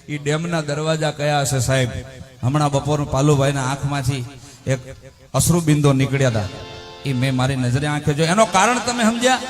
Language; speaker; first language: Gujarati; non-native, local second language; Rajasthani